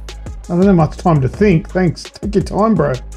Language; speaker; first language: English; native; English